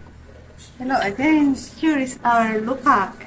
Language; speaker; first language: English; non-native, learner; Polish